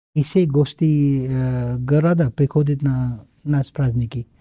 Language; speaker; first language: Russian; non-native, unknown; Hindi